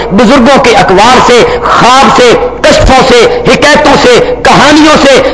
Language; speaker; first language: Urdu; non-native, local second language; Punjabi